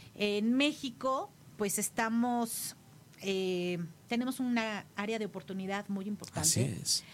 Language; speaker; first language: Spanish; native; Spanish